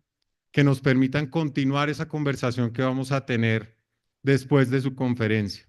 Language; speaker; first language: Spanish; native; Spanish